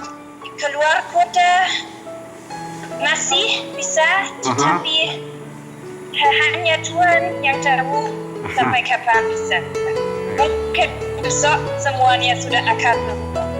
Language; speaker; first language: Indonesian; non-native, fluent; German